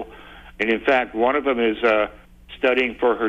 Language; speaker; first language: English; native; English